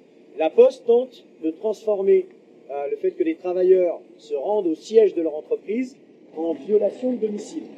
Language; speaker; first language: French; native; French